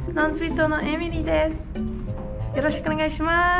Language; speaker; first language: Japanese; non-native, learner; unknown